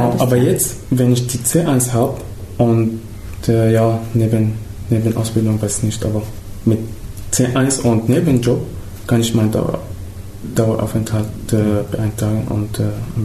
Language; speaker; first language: German; non-native, fluent; Arabic